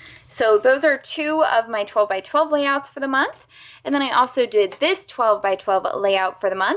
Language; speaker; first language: English; native; English